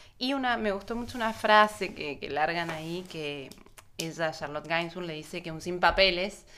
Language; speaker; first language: Spanish; native; Spanish